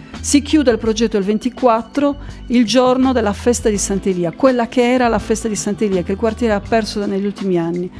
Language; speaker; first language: Italian; native; Italian